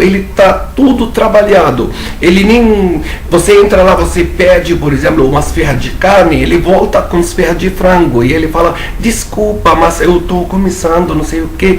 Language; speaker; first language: Portuguese; non-native, fluent; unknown